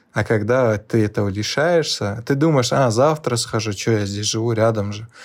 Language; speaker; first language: Russian; non-native, local second language; Lezghian